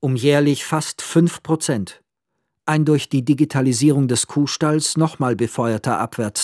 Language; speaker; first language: German; native; German